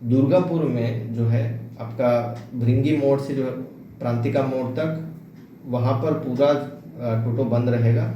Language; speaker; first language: Hindi; non-native, local second language; Bangla